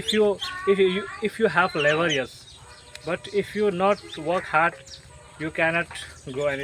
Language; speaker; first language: English; non-native, learner; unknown